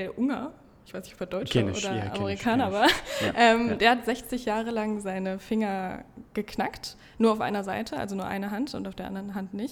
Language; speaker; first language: German; native; German